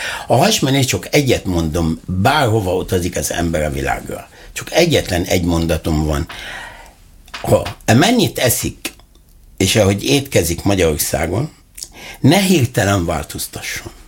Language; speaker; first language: Hungarian; non-native, learner; Arabic